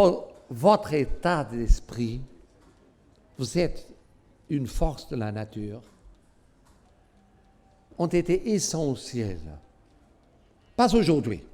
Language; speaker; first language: French; non-native, fluent; Portuguese